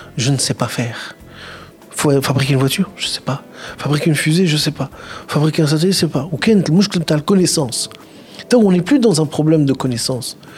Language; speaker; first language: French; non-native, local second language; Arabic